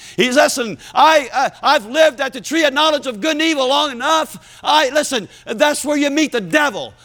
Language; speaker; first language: English; native; English